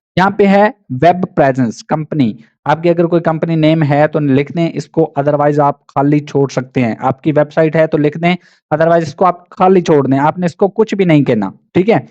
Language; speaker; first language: Urdu; non-native, local second language; Punjabi